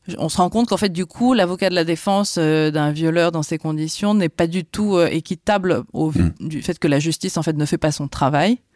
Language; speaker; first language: French; native; French